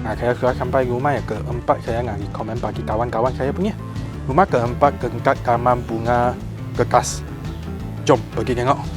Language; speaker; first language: Malay; non-native, local second language; Chinese